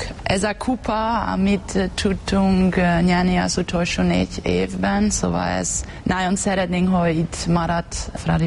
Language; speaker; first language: Hungarian; non-native, learner; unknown